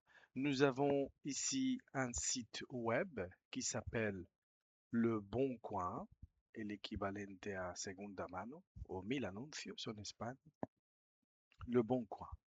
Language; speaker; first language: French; non-native, fluent; Spanish